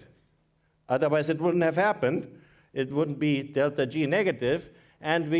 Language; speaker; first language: English; non-native, fluent; German